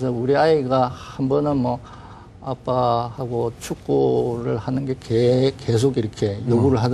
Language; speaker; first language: Korean; native; Korean